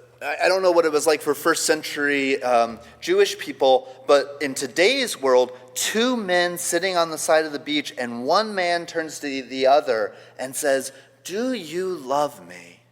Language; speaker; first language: English; native; English